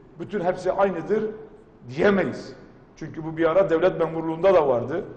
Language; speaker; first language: Turkish; non-native, local second language; Kurdish